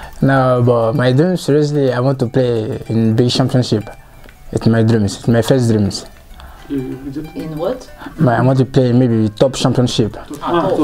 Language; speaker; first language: English; non-native, learner; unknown